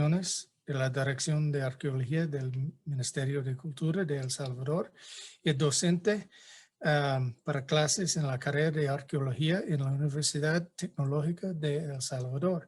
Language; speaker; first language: Spanish; non-native, fluent; English